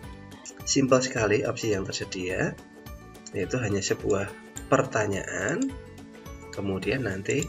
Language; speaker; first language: Indonesian; native; Indonesian